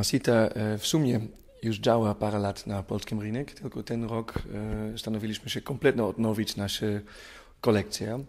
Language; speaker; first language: Polish; non-native, fluent; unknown